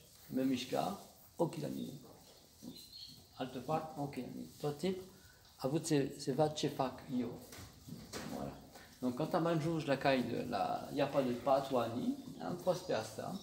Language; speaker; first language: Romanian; non-native, learner; French